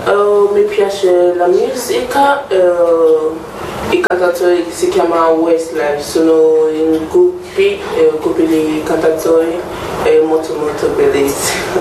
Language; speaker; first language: Italian; non-native, learner; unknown